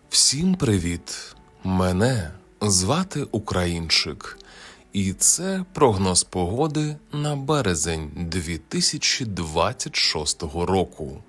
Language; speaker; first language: Ukrainian; native; Ukrainian